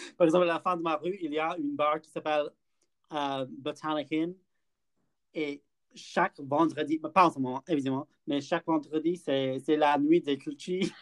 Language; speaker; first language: French; non-native, learner; English